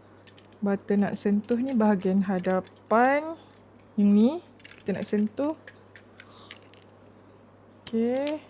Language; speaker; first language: Malay; native; Malay